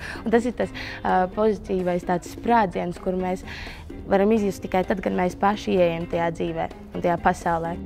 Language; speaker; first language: Latvian; native; Latvian